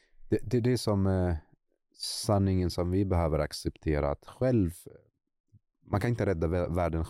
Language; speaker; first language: Swedish; non-native, fluent; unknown